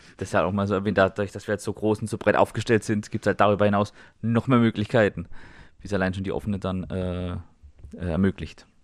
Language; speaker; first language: German; native; German